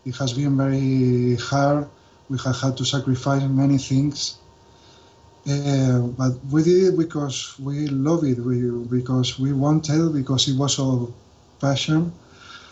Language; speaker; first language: English; non-native, fluent; Spanish